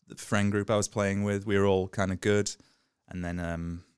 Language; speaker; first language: English; native; English